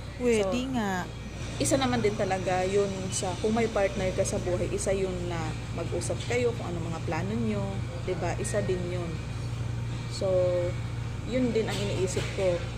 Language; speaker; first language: Filipino; non-native, local second language; Cebuano